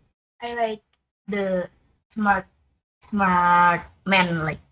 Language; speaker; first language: English; non-native, learner; Indonesian